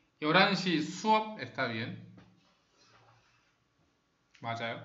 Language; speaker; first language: Korean; non-native, fluent; Spanish